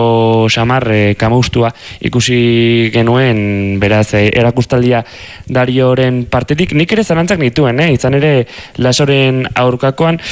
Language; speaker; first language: Basque; native; Basque